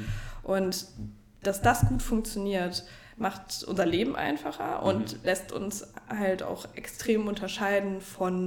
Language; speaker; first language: German; native; German